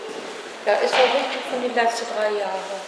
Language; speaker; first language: German; non-native, learner; Dutch